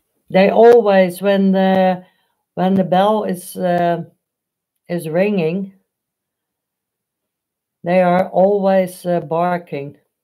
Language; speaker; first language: English; non-native, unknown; Dutch